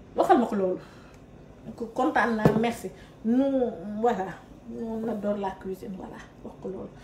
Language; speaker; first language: French; non-native, local second language; Wolof